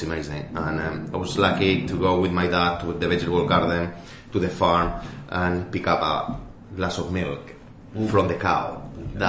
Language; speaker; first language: English; non-native, fluent; Spanish